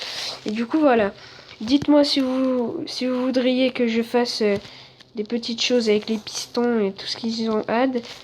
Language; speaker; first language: French; native; French